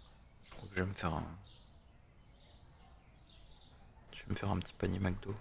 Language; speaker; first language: French; native; French